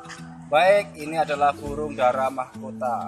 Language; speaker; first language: Indonesian; native; Indonesian